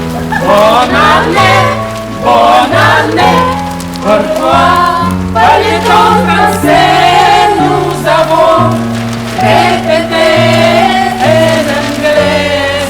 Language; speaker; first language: French; non-native, learner; Russian